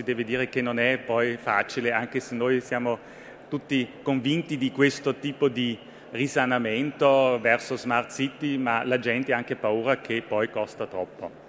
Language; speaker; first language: Italian; non-native, fluent; German